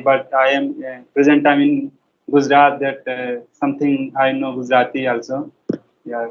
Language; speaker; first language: English; non-native, learner; Hindi